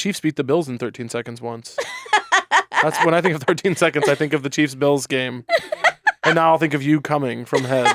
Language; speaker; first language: English; native; English